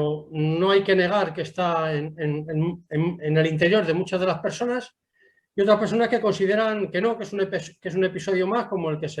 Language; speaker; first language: Spanish; native; Spanish